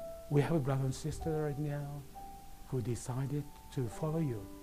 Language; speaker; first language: English; non-native, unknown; Japanese